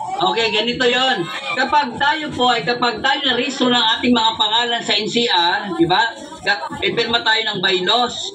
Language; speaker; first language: Filipino; non-native, local second language; Waray